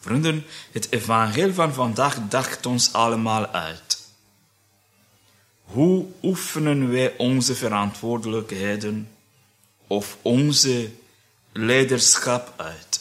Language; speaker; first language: Dutch; non-native, fluent; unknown